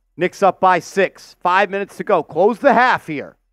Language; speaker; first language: English; native; English